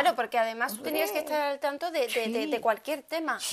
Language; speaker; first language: Spanish; native; Spanish